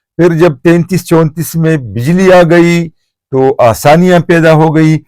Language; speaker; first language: Urdu; non-native, local second language; Pashto